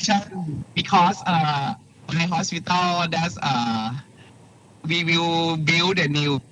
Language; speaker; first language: English; non-native, learner; Thai